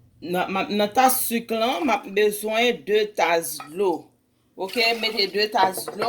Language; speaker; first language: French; non-native, learner; Haitian Creole